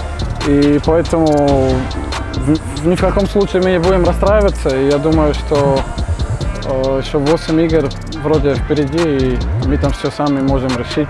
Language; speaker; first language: Russian; non-native, fluent; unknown